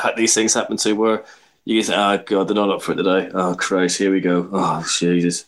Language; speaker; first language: English; native; English